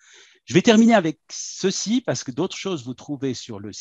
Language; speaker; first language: French; native; French